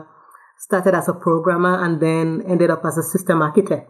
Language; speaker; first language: English; non-native, local second language; Yoruba